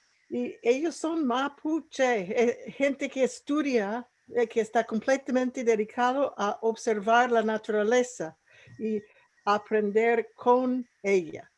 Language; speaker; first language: Spanish; non-native, fluent; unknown